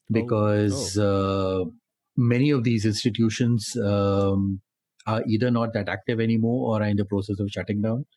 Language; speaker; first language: English; non-native, local second language; Hindi